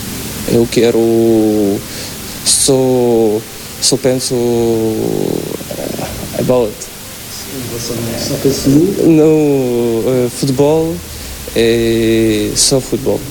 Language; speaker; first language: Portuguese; non-native, learner; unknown